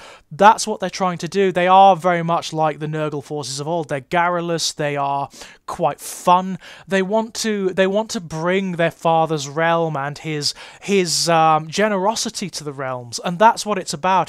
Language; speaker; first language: English; native; English